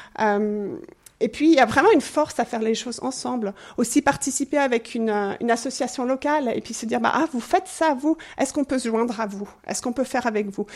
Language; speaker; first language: French; non-native, fluent; English